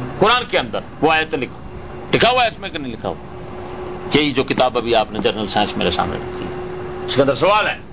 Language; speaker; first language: Urdu; non-native, local second language; Punjabi